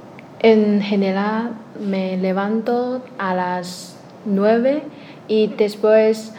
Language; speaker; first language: Spanish; non-native, learner; Chinese